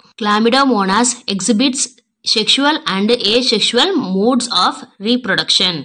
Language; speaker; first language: English; non-native, local second language; Tamil